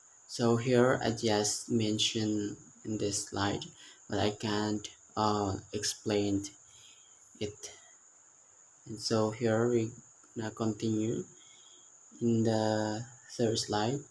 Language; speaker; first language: English; non-native, learner; Indonesian